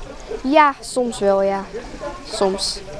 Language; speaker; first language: Dutch; early bilingual, other home language; Polish